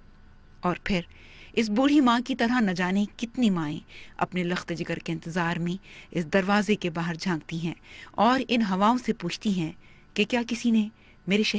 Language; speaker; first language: Urdu; native; Urdu